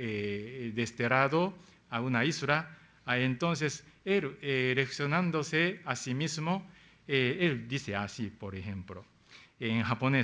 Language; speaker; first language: Spanish; non-native, fluent; Japanese